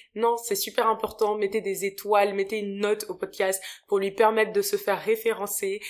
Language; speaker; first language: French; native; French